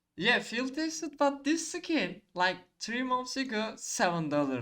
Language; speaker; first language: English; non-native, learner; Turkish